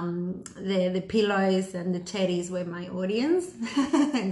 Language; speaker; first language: English; early bilingual, other home language; Spanish